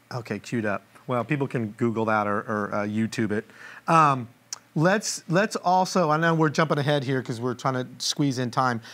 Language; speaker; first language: English; native; English